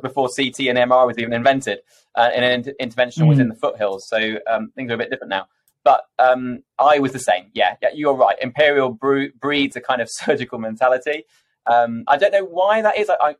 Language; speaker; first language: English; native; English